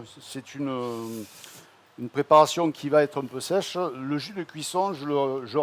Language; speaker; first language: French; native; French